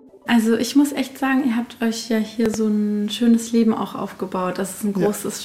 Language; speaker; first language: German; native; German